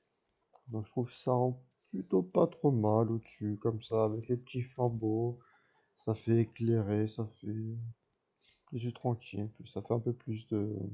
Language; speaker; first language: French; native; French